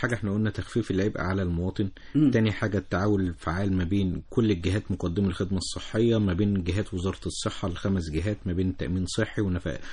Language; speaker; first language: Arabic; native; Arabic